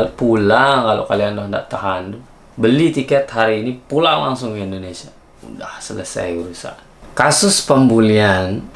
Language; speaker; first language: Indonesian; native; Indonesian